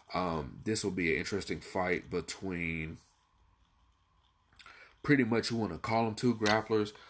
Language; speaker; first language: English; native; English